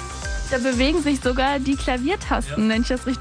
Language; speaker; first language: German; native; German